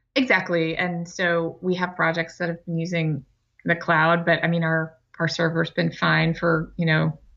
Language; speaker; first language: English; native; English